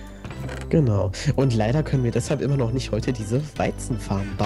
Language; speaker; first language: German; native; German